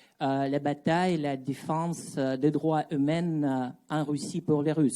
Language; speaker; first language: French; non-native, fluent; Russian